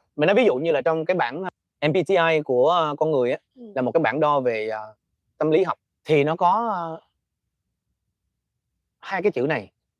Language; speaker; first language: Vietnamese; native; Vietnamese